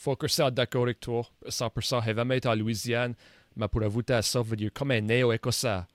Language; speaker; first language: French; native; French